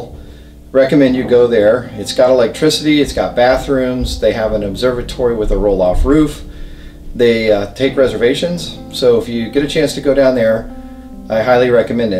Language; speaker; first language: English; native; English